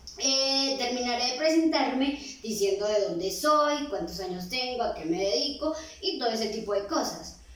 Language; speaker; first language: Spanish; native; Spanish